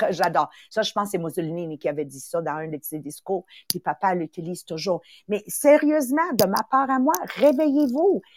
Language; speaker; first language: French; early bilingual, other home language; Italian